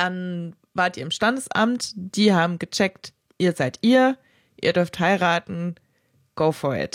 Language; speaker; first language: German; native; German